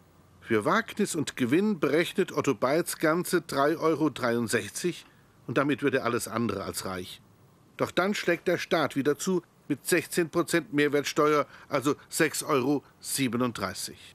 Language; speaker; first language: German; native; German